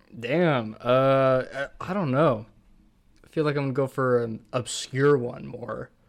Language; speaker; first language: English; native; English